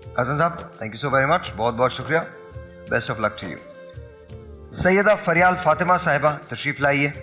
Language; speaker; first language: Urdu; native; Urdu